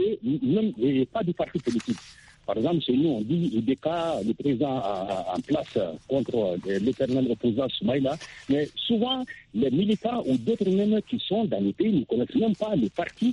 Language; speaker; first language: French; non-native, local second language; Bambara